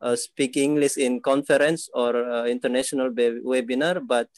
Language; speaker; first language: English; non-native, fluent; Malay